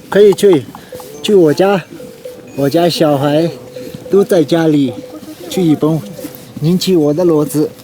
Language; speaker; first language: Chinese; non-native, local second language; Tibetan